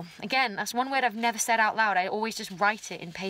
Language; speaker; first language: English; native; English